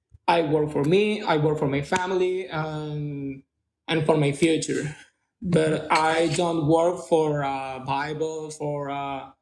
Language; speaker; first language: English; non-native, learner; Spanish